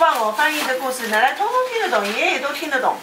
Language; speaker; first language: Chinese; native; Chinese